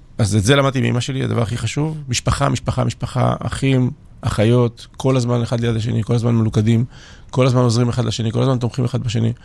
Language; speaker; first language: Hebrew; early bilingual, other home language; Georgian